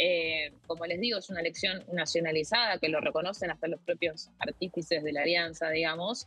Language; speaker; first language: Spanish; native; Spanish